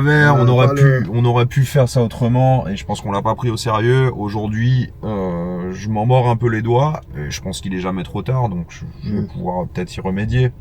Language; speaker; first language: French; native; French